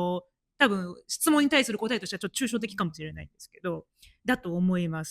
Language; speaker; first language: Japanese; native; Japanese